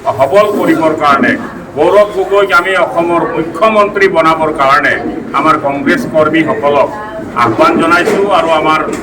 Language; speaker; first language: Assamese; non-native, local second language; Hindi